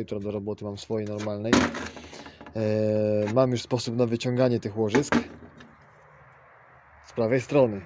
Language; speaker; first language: Polish; native; Polish